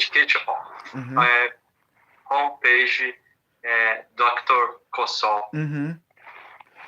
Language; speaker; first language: English; non-native, learner; Portuguese